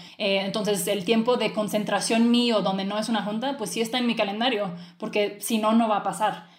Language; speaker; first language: Spanish; early bilingual, other home language; French